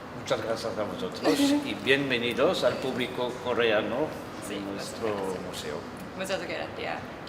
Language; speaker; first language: Spanish; non-native, fluent; French